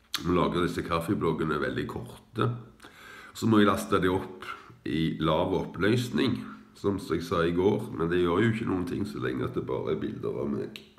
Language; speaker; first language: Norwegian; native; Norwegian